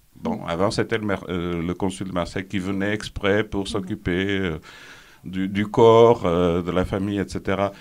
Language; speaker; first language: French; non-native, fluent; Portuguese